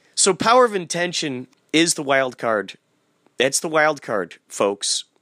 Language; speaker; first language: English; native; English